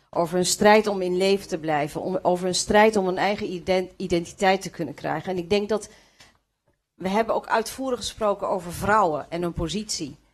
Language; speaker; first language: Dutch; early bilingual, other home language; Kurdish